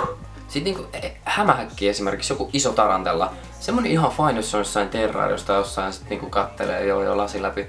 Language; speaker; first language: Finnish; native; Finnish